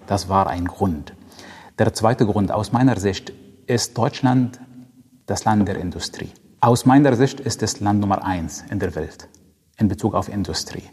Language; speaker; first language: German; non-native, fluent; Arabic